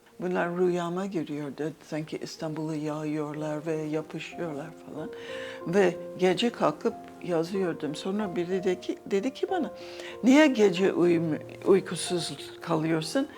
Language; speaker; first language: Turkish; non-native, fluent; English